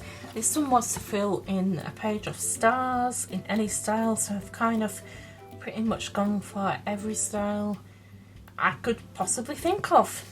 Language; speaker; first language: English; native; English